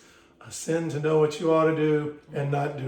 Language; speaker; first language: English; native; English